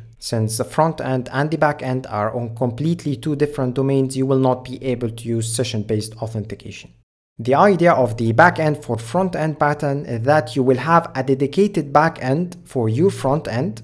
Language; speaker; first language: English; non-native, fluent; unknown